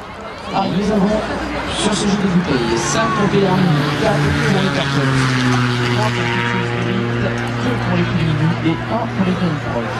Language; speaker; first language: French; native; French